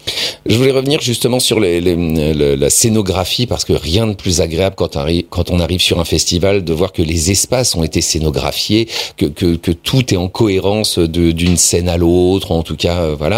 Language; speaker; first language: French; native; French